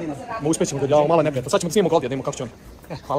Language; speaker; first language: Croatian; native; Croatian